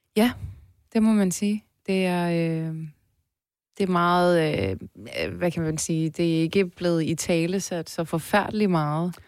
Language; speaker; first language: Danish; early bilingual, other home language; Turkish